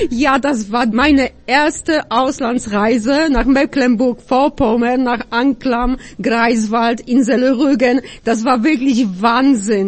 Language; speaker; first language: German; non-native, fluent; Polish